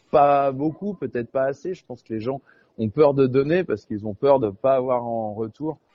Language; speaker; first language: French; native; French